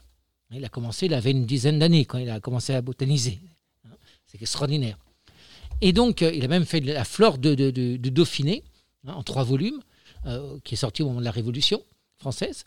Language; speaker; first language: French; native; French